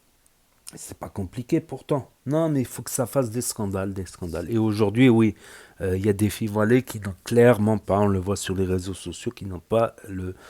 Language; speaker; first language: French; native; French